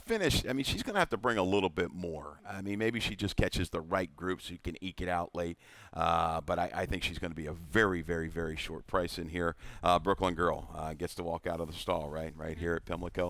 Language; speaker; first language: English; native; English